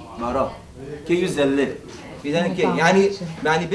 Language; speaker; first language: Turkish; non-native, learner; Arabic